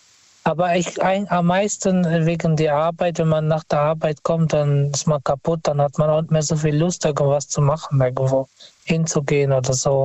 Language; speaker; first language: German; non-native, fluent; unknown